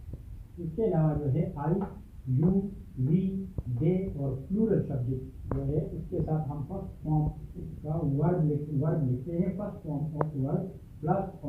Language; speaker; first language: Urdu; native; Urdu